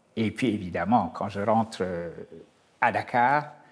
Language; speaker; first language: French; non-native, local second language; Wolof